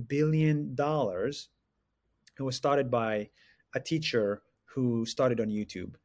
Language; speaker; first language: English; non-native, fluent; Arabic